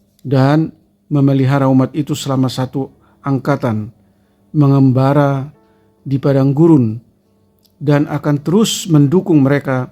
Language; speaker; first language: Indonesian; native; Indonesian